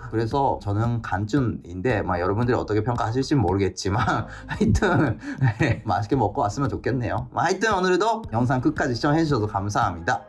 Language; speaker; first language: Korean; non-native, fluent; Japanese